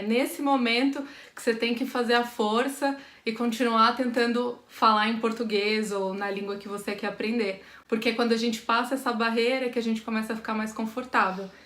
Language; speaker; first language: Portuguese; native; Portuguese